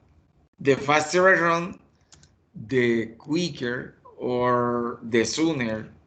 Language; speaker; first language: English; non-native, fluent; Spanish